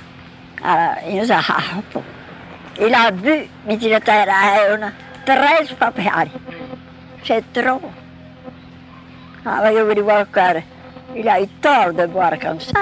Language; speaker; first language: French; non-native, local second language; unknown